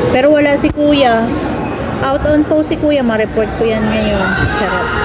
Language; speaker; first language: Filipino; non-native, local second language; Cebuano